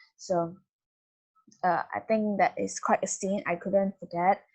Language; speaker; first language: English; non-native, fluent; Chinese